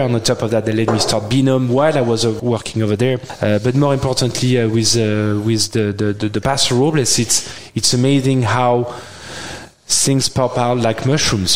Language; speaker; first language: English; non-native, fluent; French